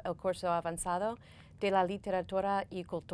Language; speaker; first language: Spanish; non-native, fluent; English